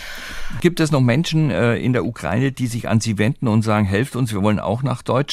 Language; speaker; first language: German; native; German